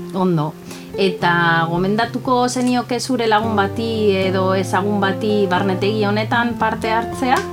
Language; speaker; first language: Basque; non-native, local second language; Spanish